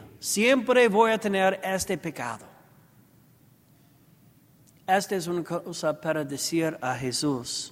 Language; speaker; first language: Spanish; non-native, learner; English